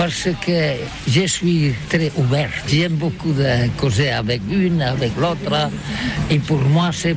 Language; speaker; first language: French; non-native, learner; Catalan